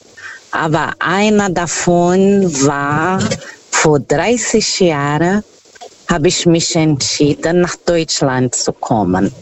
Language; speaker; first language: German; non-native, fluent; Portuguese